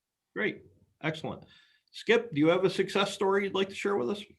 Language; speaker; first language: English; native; English